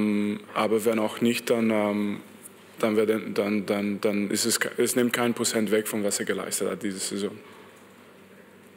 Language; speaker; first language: German; non-native, fluent; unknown